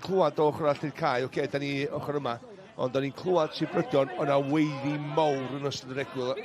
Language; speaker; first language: Welsh; native; Welsh